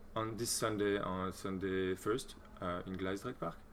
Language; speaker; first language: English; non-native, fluent; French